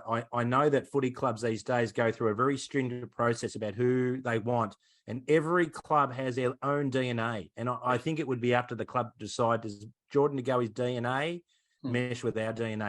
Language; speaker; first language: English; native; English